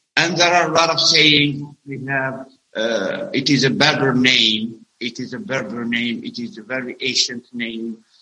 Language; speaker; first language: English; non-native, learner; Arabic